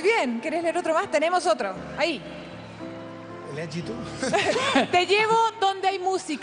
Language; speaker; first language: Spanish; native; Spanish